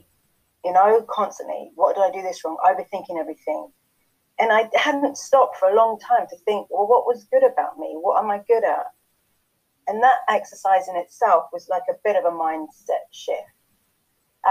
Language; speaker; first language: English; native; English